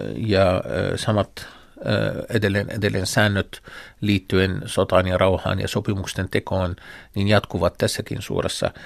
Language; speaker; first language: Finnish; non-native, fluent; Arabic